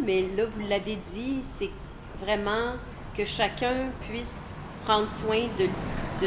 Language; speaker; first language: French; native; French